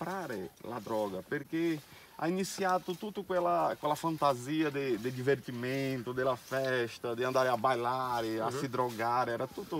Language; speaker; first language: Italian; non-native, fluent; Portuguese